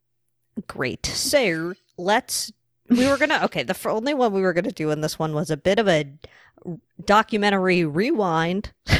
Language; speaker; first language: English; native; English